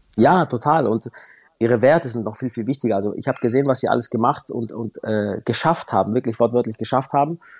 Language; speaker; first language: German; native; German